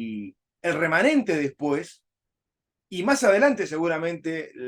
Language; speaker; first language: Spanish; native; Spanish